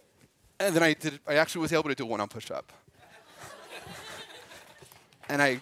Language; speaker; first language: English; native; English